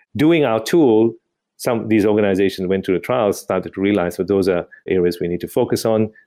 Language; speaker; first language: English; non-native, local second language; Tamil